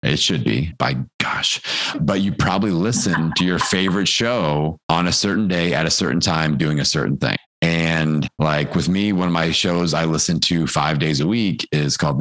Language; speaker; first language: English; native; English